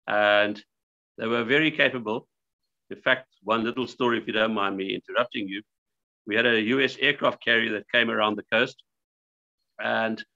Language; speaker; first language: English; native; English